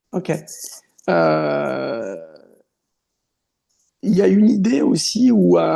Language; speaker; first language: French; native; French